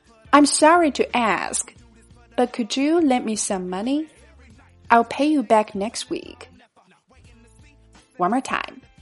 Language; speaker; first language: English; non-native, fluent; Chinese